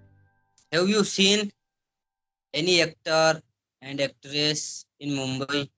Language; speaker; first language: English; non-native, learner; Hindi